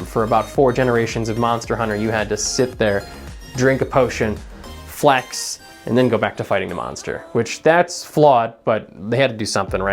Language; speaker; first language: English; native; English